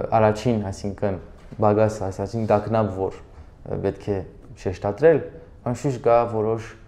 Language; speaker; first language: Armenian; early bilingual, heritage; Armenian